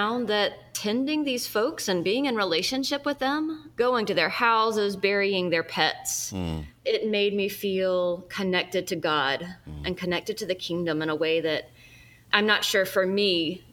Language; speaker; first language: English; native; English